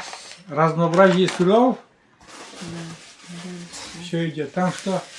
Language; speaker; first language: Russian; native; Russian